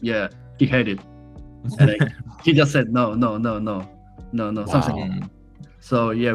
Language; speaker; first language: English; non-native, learner; Japanese